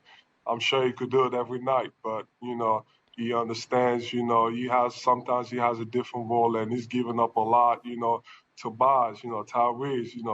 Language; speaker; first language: English; non-native, local second language; French